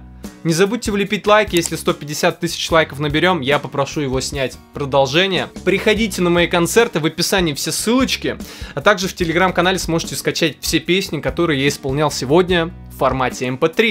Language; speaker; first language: Russian; native; Russian